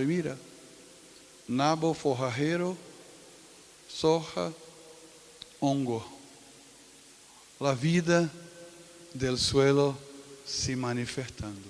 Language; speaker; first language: Spanish; non-native, fluent; Portuguese